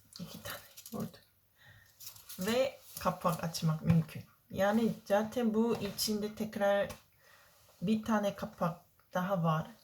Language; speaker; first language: Turkish; non-native, learner; Korean